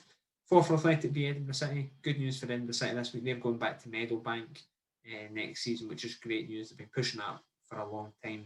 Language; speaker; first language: English; native; English